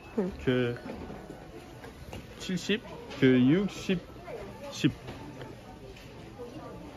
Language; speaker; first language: Korean; non-native, learner; French